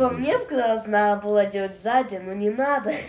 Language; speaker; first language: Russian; early bilingual, other home language; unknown